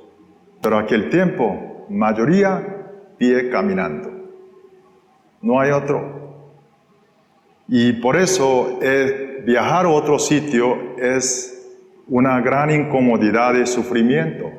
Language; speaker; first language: Spanish; non-native, fluent; Korean